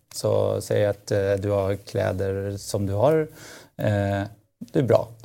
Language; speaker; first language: Swedish; native; Swedish